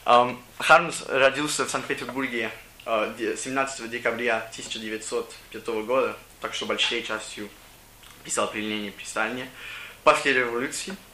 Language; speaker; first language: Russian; non-native, learner; English